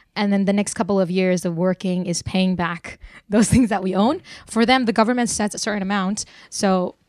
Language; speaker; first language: English; early bilingual, other home language; Burmese